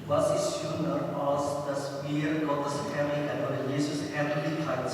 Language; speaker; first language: German; non-native, learner; Indonesian